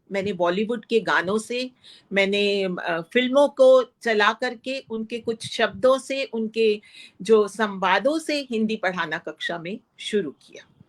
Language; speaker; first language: Hindi; non-native, local second language; Punjabi